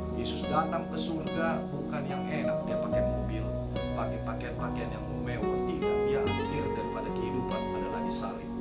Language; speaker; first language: Indonesian; native; Indonesian